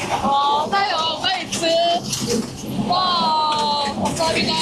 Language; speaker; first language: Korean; non-native, learner; Chinese